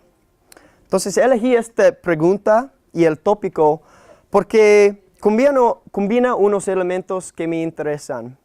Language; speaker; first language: Spanish; non-native, learner; English